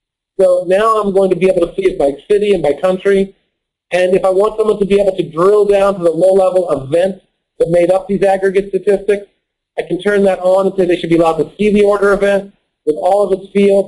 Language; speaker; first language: English; native; English